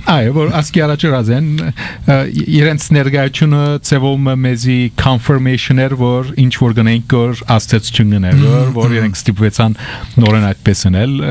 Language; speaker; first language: Armenian; early bilingual, heritage; Armenian